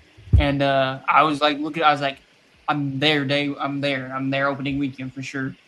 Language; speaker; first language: English; native; English